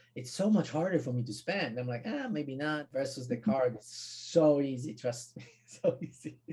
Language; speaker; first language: English; non-native, fluent; Polish